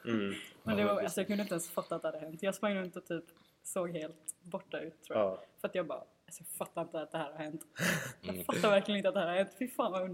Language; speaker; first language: Swedish; native; Swedish